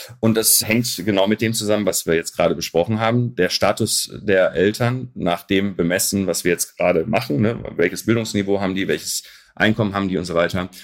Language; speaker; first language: German; early bilingual, other home language; Arabic